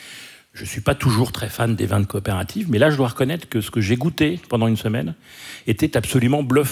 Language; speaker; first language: French; native; French